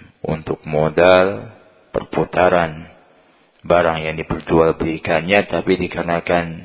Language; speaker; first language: Indonesian; native; Indonesian